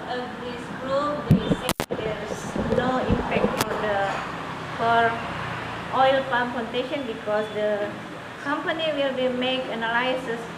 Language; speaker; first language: English; non-native, learner; Indonesian